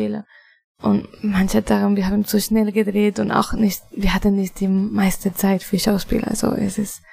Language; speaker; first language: German; non-native, fluent; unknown